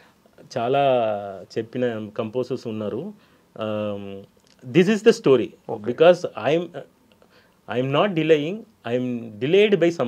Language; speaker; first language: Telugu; non-native, local second language; Tamil